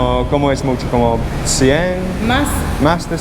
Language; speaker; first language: Spanish; non-native, learner; English